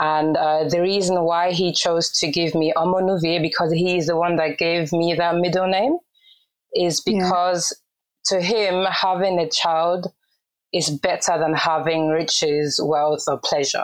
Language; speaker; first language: English; non-native, fluent; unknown